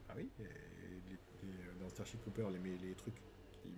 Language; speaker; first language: French; native; French